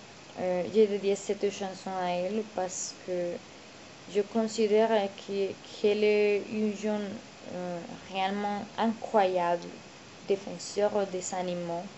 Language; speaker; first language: French; non-native, learner; Spanish